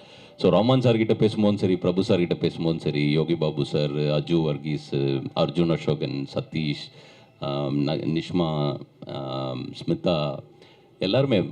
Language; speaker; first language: Tamil; native; Tamil